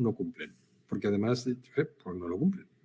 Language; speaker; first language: Spanish; native; Spanish